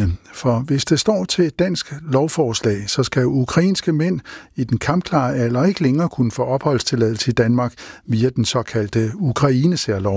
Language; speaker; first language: Danish; native; Danish